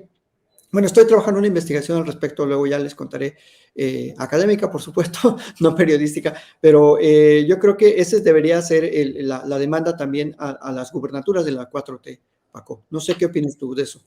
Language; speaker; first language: Spanish; native; Spanish